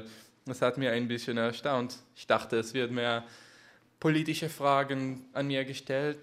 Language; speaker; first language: German; non-native, fluent; Hebrew